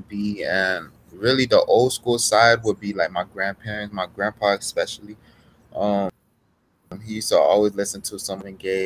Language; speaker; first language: English; native; English